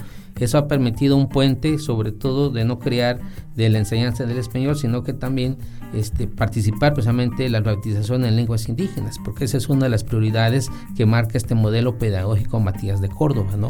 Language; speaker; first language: Spanish; native; Spanish